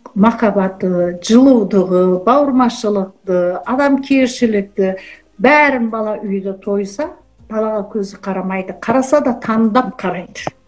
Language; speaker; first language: Kazakh; early bilingual, heritage; Kazakh